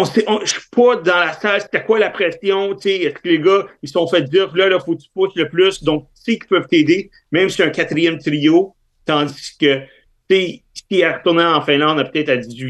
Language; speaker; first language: French; native; French